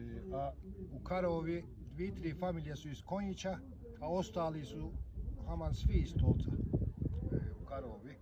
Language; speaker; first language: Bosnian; early bilingual, heritage; Bosnian